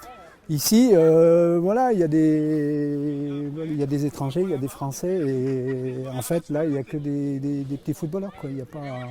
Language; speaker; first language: French; native; French